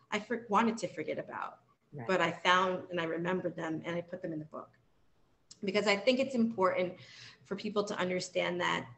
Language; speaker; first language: English; native; English